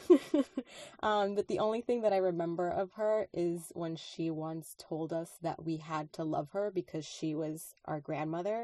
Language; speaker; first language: English; non-native, fluent; Spanish